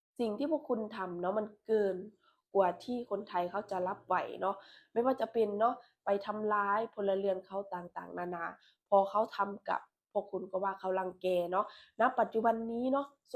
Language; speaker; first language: Thai; non-native, local second language; Lao